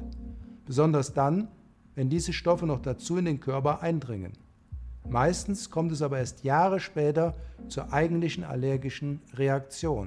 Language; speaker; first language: German; native; German